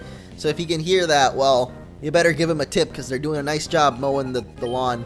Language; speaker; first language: English; native; English